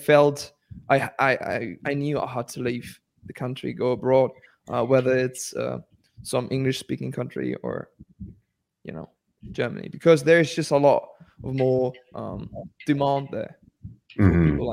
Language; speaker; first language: English; non-native, fluent; Spanish